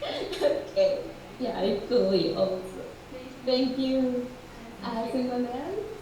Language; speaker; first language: English; non-native, fluent; Spanish